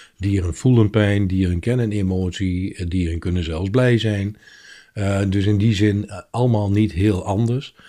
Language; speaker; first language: Dutch; native; Dutch